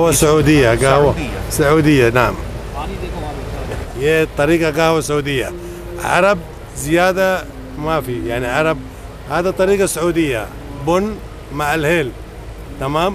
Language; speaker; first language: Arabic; non-native, learner; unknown